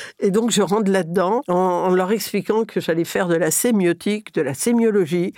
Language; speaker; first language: French; early bilingual, other home language; Catalan